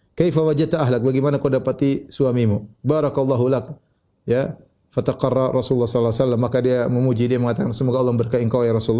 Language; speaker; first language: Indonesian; native; Indonesian